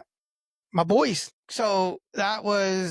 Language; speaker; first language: English; native; English